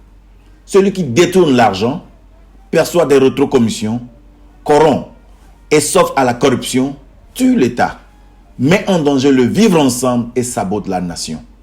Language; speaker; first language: French; native; French